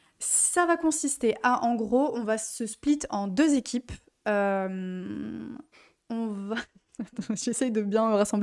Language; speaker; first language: French; native; French